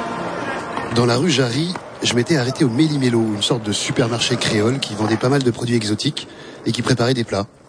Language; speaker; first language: French; native; French